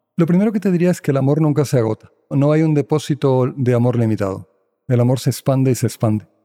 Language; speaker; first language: Spanish; native; Spanish